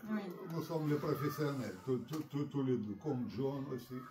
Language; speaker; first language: French; non-native, learner; Russian